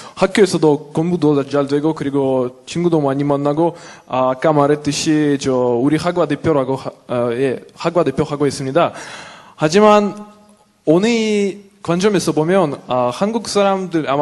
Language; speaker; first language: Korean; non-native, fluent; Russian